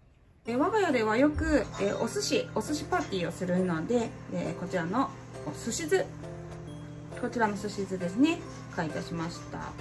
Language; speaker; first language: Japanese; native; Japanese